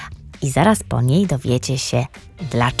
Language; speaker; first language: Polish; native; Polish